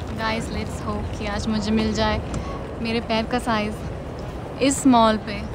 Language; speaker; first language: Hindi; non-native, local second language; Bangla